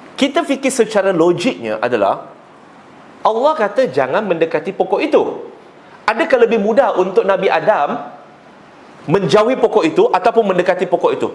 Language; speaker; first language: Malay; non-native, local second language; Chinese